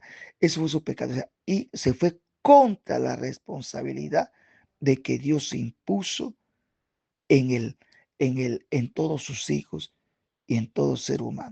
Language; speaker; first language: Spanish; native; Spanish